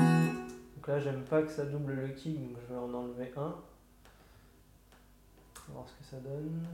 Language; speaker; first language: French; native; French